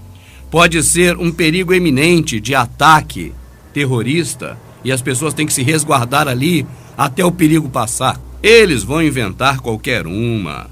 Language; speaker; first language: Portuguese; native; Portuguese